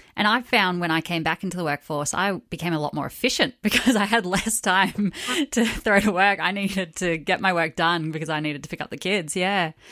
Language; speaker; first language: English; native; English